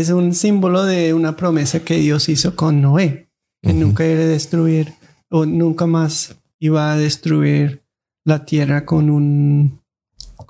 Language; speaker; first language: Spanish; non-native, fluent; English